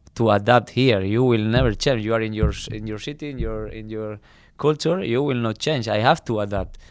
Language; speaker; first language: English; non-native, fluent; Spanish